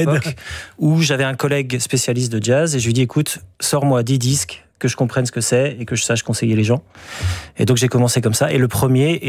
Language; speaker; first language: French; native; French